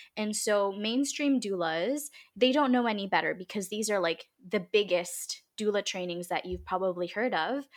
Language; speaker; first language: English; early bilingual, other home language; Filipino